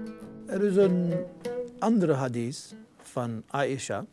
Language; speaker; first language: Dutch; non-native, fluent; Turkish